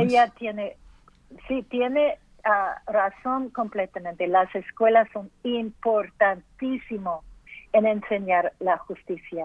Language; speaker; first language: Spanish; early bilingual, heritage; English